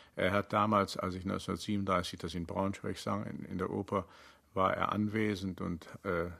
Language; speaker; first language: German; native; German